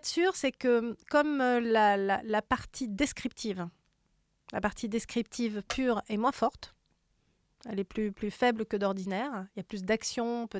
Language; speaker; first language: French; native; French